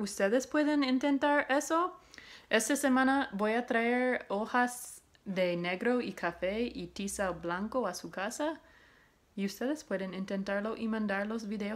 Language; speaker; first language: Spanish; non-native, fluent; English